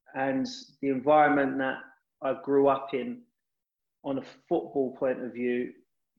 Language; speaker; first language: English; native; English